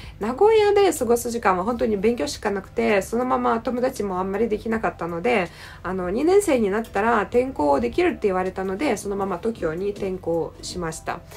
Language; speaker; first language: Japanese; non-native, fluent; Russian